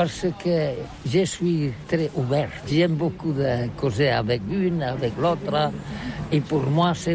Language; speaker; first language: French; non-native, learner; Catalan